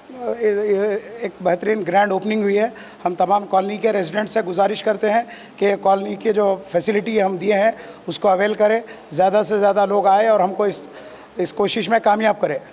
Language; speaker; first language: Hindi; non-native, local second language; Urdu